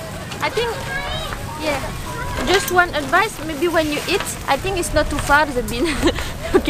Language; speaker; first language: English; non-native, learner; French